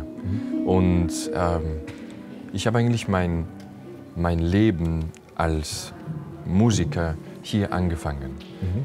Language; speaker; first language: German; non-native, fluent; French